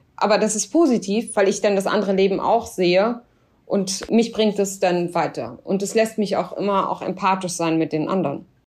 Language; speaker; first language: German; early bilingual, other home language; Arabic